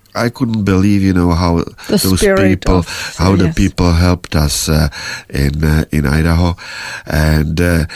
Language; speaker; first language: English; non-native, fluent; Czech